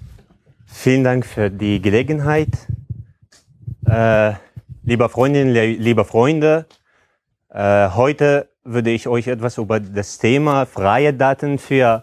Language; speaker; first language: German; non-native, fluent; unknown